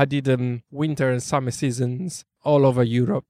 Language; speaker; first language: English; non-native, fluent; Italian